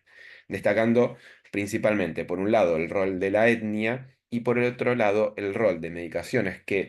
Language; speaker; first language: Spanish; native; Spanish